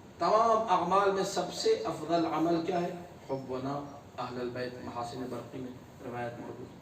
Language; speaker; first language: Urdu; native; Urdu